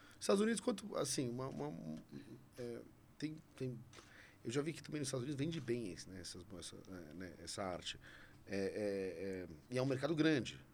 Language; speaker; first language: Portuguese; native; Portuguese